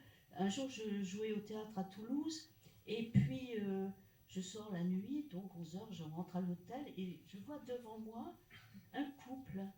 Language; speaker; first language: French; native; French